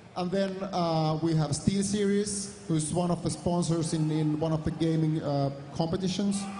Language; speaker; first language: English; non-native, fluent; Finnish